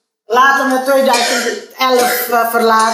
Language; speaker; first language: Dutch; non-native, learner; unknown